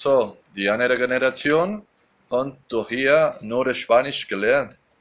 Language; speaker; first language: German; early bilingual, heritage; Spanish